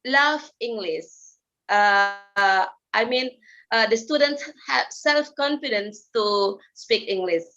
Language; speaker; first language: English; non-native, fluent; Indonesian